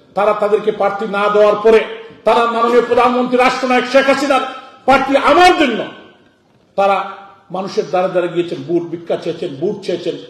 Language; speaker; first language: Bangla; native; Bangla